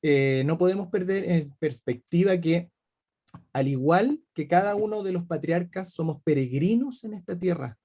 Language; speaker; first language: Spanish; native; Spanish